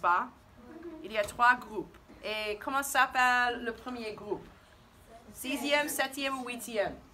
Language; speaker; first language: French; non-native, fluent; English